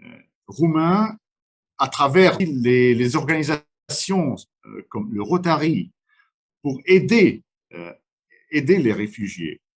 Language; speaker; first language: French; non-native, fluent; Romanian